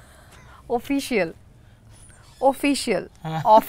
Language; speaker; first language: Telugu; non-native, learner; Bangla